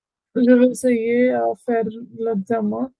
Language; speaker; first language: French; non-native, learner; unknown